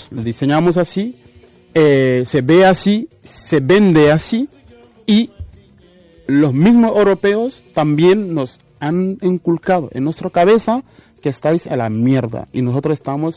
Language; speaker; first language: Spanish; non-native, fluent; Wolof